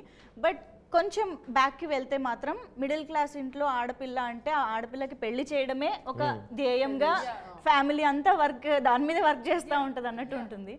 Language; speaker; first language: Telugu; native; Telugu